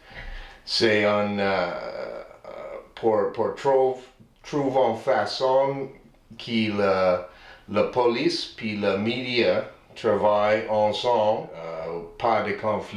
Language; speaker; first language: French; non-native, learner; English